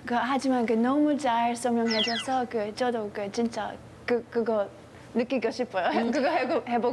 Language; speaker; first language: Korean; non-native, fluent; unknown